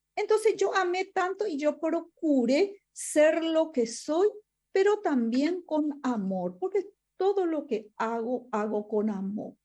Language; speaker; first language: Spanish; non-native, local second language; Guarani